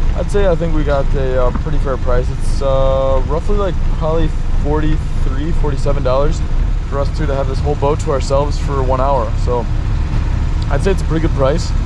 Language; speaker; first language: English; native; English